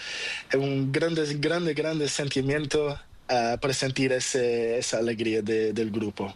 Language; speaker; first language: Spanish; non-native, learner; Portuguese